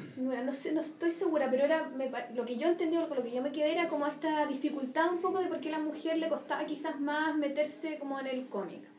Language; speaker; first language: Spanish; native; Spanish